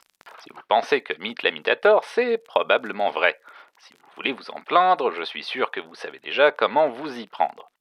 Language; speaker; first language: French; native; French